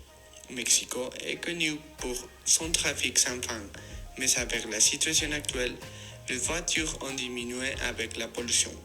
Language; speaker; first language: French; non-native, learner; Spanish